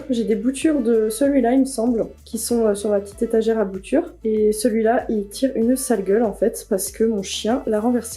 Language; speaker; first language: French; native; French